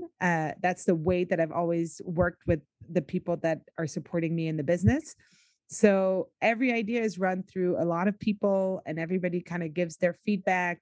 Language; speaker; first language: English; native; English